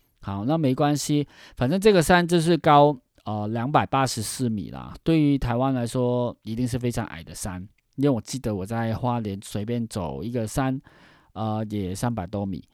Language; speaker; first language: Chinese; non-native, fluent; Cantonese